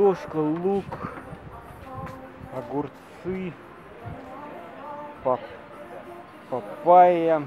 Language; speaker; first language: Russian; native; Russian